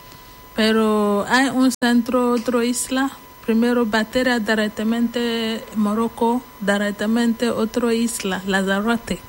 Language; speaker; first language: Spanish; non-native, learner; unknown